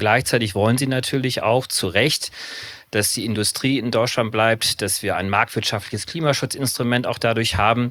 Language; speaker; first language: German; native; German